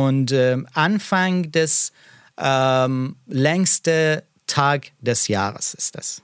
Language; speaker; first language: German; non-native, learner; Persian